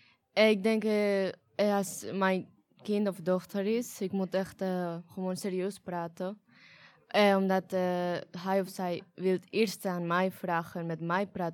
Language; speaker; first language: Dutch; non-native, learner; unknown